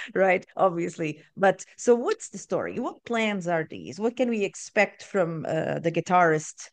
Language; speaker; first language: English; non-native, fluent; Portuguese